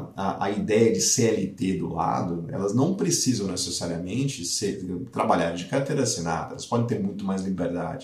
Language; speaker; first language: Portuguese; native; Portuguese